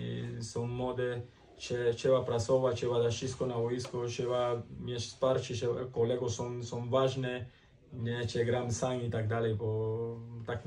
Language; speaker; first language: Polish; non-native, learner; Spanish